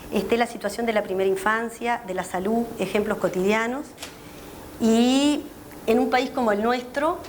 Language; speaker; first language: Spanish; native; Spanish